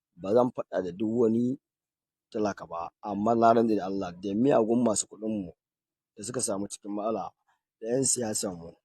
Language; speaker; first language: Hausa; native; Hausa